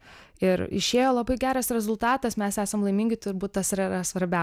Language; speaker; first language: Lithuanian; native; Lithuanian